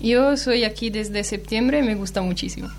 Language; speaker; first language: Spanish; non-native, learner; Italian